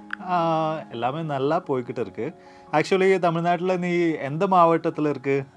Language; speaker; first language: Tamil; non-native, learner; Malayalam